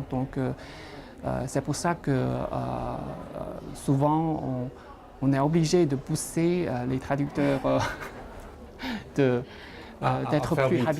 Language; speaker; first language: French; non-native, fluent; Chinese